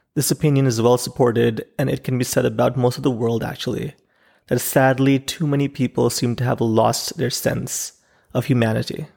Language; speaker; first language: English; non-native, local second language; Urdu